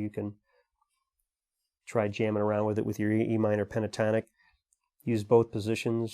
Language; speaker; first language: English; native; English